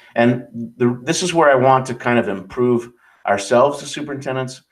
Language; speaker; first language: English; native; English